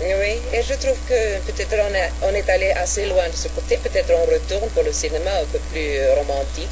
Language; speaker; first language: French; non-native, fluent; Swedish